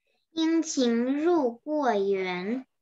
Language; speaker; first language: Chinese; early bilingual, heritage; Chinese